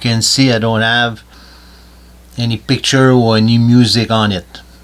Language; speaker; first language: English; non-native, fluent; French